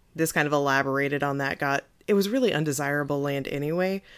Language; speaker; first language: English; native; English